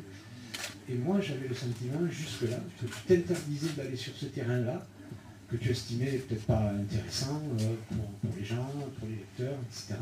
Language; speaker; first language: French; native; French